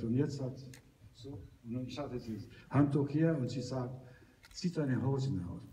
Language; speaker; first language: German; non-native, learner; Italian